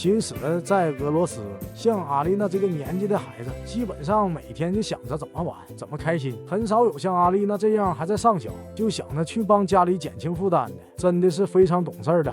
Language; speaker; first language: Chinese; native; Chinese